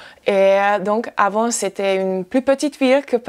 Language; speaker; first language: French; non-native, learner; Hungarian